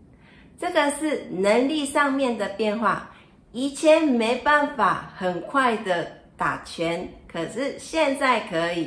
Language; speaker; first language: Chinese; non-native, fluent; Japanese